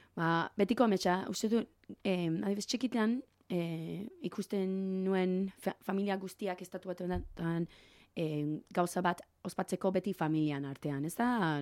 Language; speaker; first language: Basque; non-native, learner; English